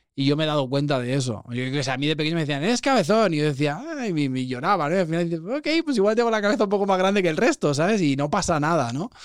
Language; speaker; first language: Spanish; native; Spanish